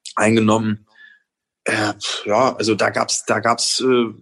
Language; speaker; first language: German; native; German